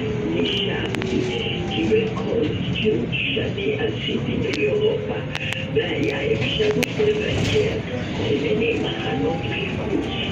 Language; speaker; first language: Hebrew; non-native, fluent; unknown